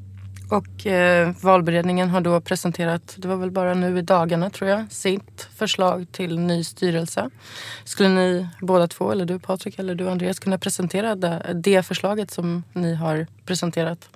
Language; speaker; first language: Swedish; native; Swedish